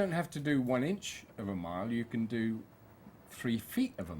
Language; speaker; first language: English; native; English